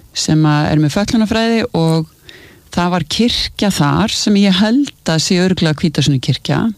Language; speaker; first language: Icelandic; native; Icelandic